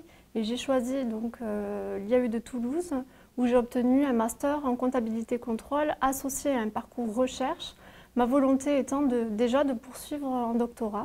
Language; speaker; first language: French; native; French